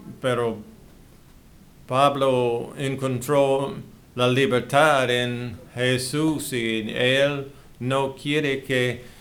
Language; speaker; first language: Spanish; non-native, learner; English